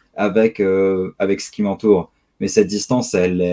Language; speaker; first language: French; native; French